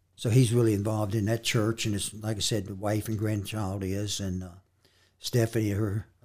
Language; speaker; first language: English; native; English